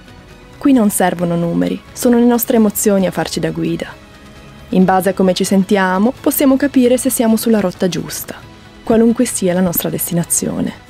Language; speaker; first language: Italian; native; Italian